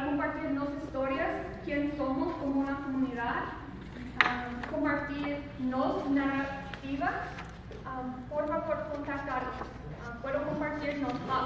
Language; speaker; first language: Spanish; early bilingual, other home language; English